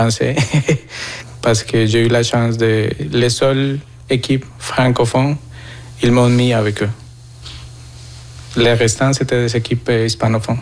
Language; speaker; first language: French; non-native, fluent; Spanish